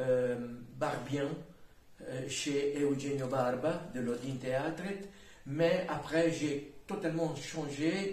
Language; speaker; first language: French; non-native, fluent; Italian